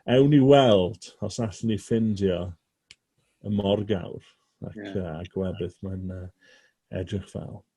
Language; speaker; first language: Welsh; native; Welsh